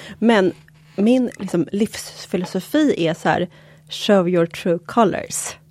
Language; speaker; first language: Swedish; early bilingual, other home language; Polish